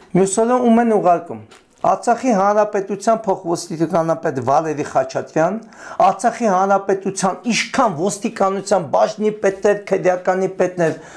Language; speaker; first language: Armenian; native; Armenian